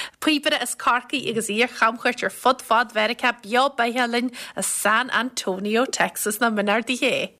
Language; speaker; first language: Irish; native; Irish